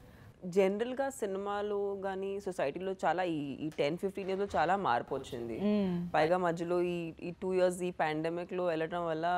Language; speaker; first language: Telugu; non-native, fluent; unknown